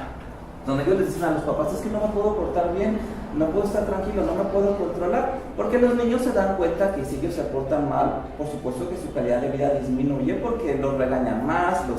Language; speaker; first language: Spanish; native; Spanish